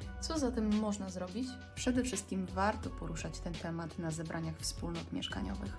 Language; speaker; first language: Polish; native; Polish